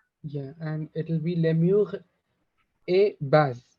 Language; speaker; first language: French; non-native, learner; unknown